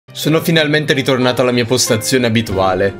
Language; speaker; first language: Italian; native; Italian